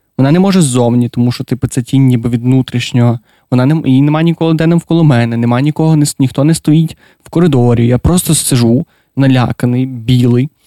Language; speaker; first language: Ukrainian; non-native, local second language; Russian